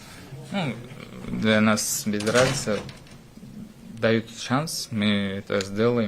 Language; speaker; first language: Russian; non-native, fluent; Uzbek